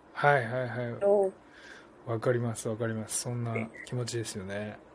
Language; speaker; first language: Japanese; non-native, fluent; Cantonese